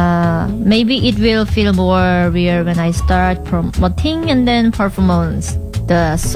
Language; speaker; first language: English; non-native, learner; Korean